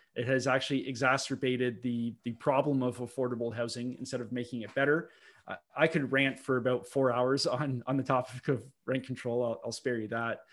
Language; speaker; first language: English; native; English